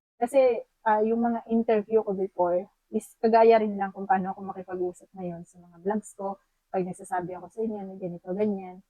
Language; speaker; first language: Filipino; native; Filipino